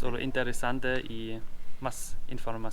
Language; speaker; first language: Spanish; non-native, learner; German